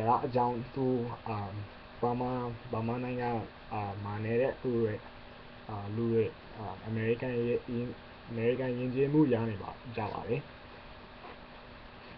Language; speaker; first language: Burmese; non-native, learner; English